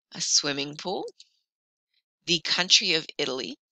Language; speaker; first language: English; native; English